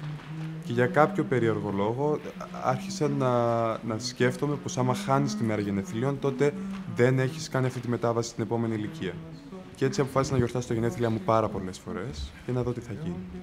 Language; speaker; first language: Greek; native; Greek